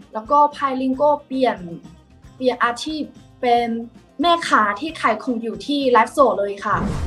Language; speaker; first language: Thai; non-native, fluent; Chinese